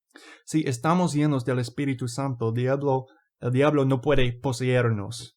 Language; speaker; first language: Spanish; non-native, fluent; English